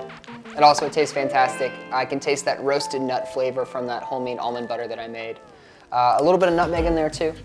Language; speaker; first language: English; native; English